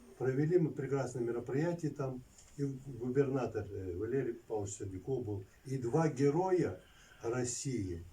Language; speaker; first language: Russian; non-native, local second language; Lezghian